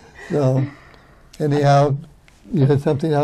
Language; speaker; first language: English; native; English